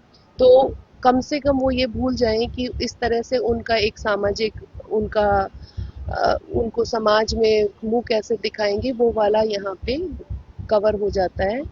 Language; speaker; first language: Hindi; native; Hindi